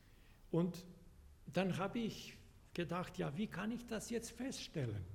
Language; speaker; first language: German; non-native, fluent; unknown